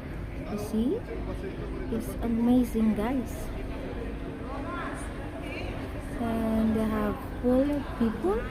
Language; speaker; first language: English; non-native, local second language; Filipino